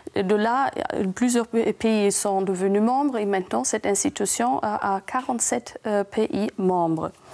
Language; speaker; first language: French; non-native, fluent; German